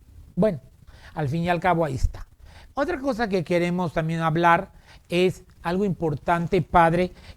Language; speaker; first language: Spanish; native; Spanish